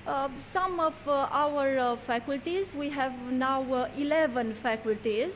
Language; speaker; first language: English; non-native, learner; Romanian